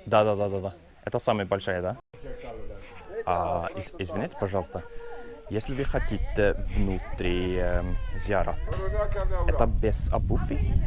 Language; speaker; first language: Russian; non-native, learner; Norwegian